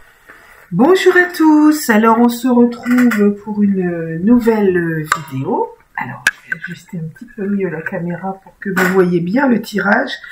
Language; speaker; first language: French; native; French